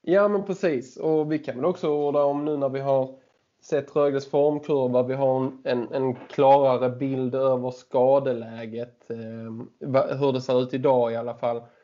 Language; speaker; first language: Swedish; native; Swedish